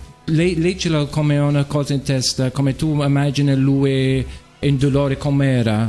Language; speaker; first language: Italian; non-native, learner; English